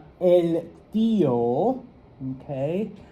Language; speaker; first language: Spanish; non-native, fluent; English